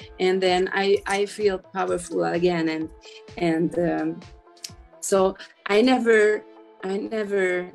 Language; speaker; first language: English; non-native, fluent; Hungarian